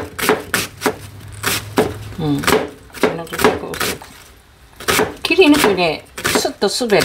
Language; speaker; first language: Japanese; native; Japanese